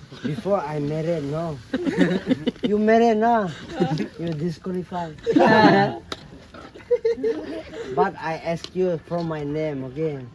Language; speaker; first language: English; non-native, learner; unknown